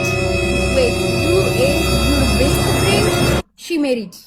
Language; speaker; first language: English; non-native, learner; Amharic